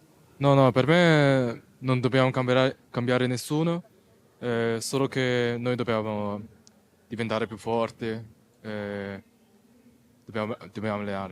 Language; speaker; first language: Italian; non-native, learner; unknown